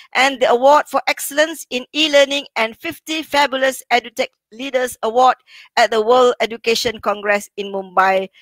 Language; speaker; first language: English; non-native, local second language; Malay